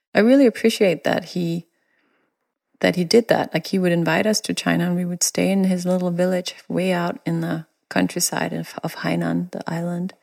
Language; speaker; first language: English; non-native, fluent; Danish